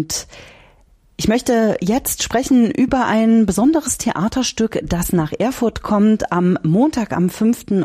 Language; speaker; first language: German; native; German